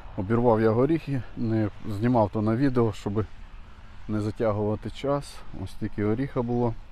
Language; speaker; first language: Ukrainian; native; Ukrainian